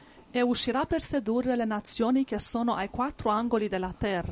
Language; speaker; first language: Italian; native; Italian